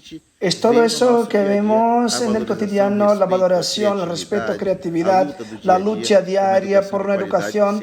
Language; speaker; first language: Spanish; non-native, fluent; Portuguese